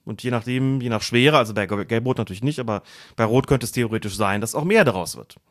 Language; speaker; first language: German; native; German